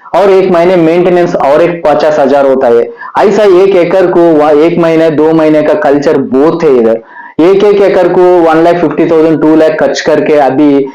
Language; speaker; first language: Hindi; non-native, local second language; Telugu